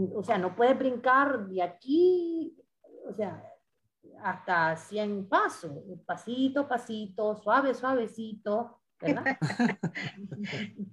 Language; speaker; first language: Spanish; native; Spanish